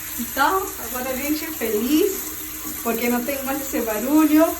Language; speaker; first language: Portuguese; non-native, learner; Spanish